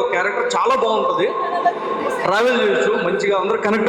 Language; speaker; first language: Telugu; native; Telugu